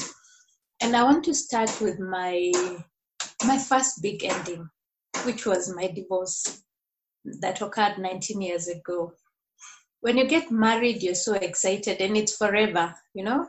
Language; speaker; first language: English; non-native, local second language; Kikuyu